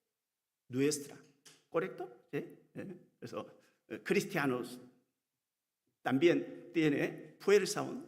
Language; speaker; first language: Spanish; non-native, learner; Korean